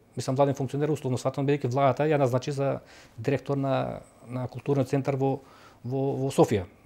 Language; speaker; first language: Macedonian; native; Macedonian